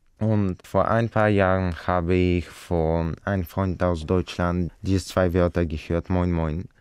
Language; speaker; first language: German; non-native, fluent; Bulgarian